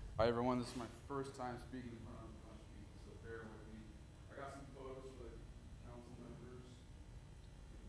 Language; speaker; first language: English; native; English